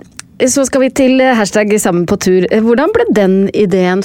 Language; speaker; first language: Norwegian; native; Norwegian